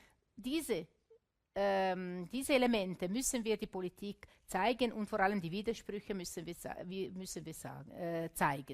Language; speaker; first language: German; non-native, local second language; Italian